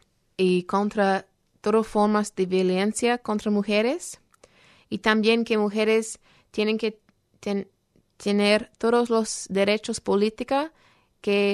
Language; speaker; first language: Spanish; non-native, fluent; English